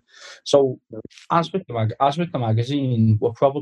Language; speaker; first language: English; native; English